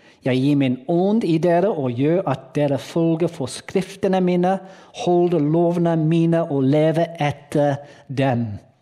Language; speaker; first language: Norwegian; non-native, learner; English